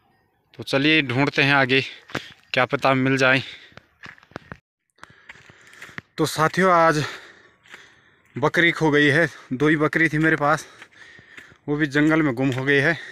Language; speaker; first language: Hindi; native; Hindi